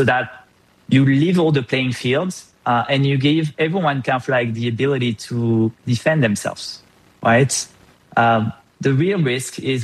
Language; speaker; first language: English; non-native, fluent; French